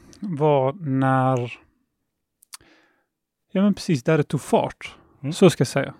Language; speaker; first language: Swedish; early bilingual, other home language; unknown